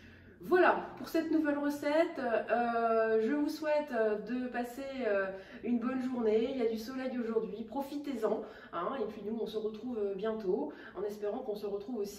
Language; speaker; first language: French; native; French